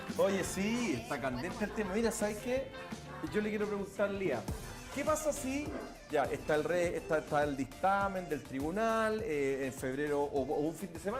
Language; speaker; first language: Spanish; native; Spanish